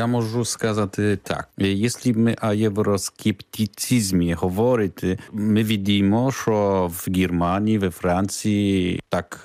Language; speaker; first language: Ukrainian; non-native, learner; Polish